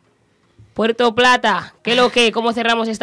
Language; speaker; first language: Spanish; native; Spanish